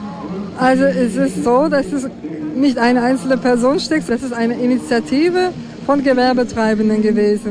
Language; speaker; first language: German; non-native, fluent; Turkish